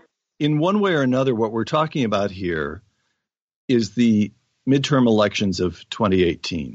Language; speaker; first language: English; native; English